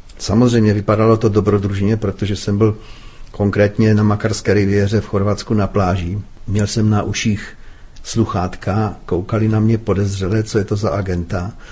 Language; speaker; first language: Czech; native; Czech